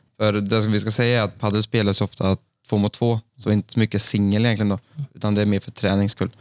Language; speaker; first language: Swedish; native; Swedish